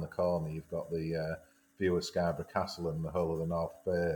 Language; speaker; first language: English; native; English